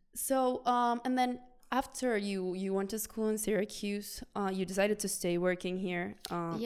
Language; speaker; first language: English; non-native, fluent; Spanish